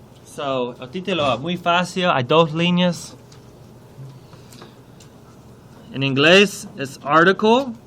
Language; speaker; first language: Spanish; non-native, learner; English